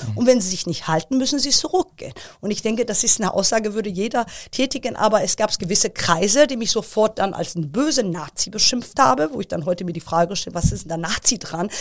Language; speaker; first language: German; early bilingual, other home language; Persian